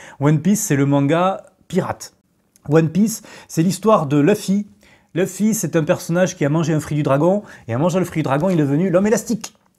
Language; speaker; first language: French; native; French